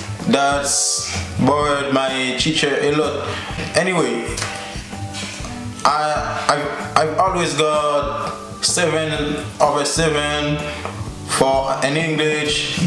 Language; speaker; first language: English; non-native, learner; Haitian Creole